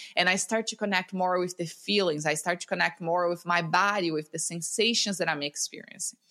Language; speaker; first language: English; non-native, fluent; Portuguese